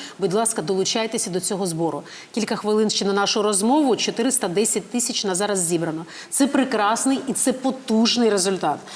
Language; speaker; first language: Ukrainian; native; Ukrainian